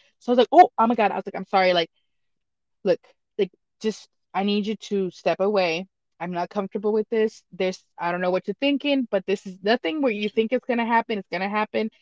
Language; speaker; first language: English; early bilingual, other home language; Spanish